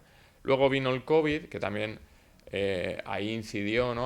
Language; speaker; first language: Spanish; native; Spanish